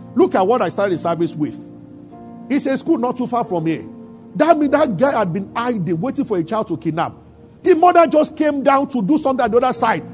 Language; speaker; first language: English; non-native, local second language; Yoruba